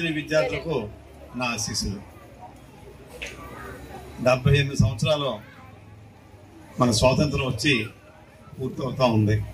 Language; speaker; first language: Telugu; native; Telugu